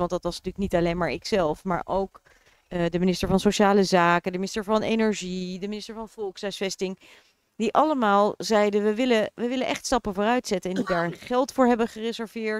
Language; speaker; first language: Dutch; native; Dutch